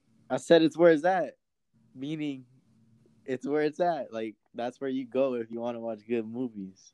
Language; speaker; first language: English; native; English